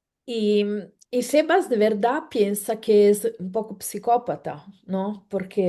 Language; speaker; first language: Spanish; non-native, fluent; Italian